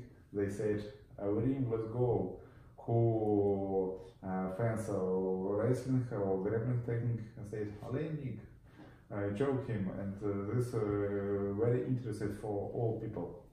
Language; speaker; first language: English; non-native, learner; Russian